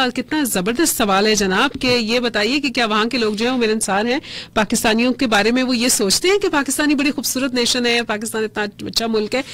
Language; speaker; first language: Urdu; native; Urdu